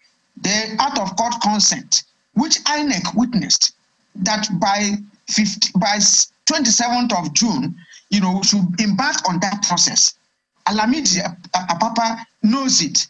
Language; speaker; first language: English; non-native, local second language; Igbo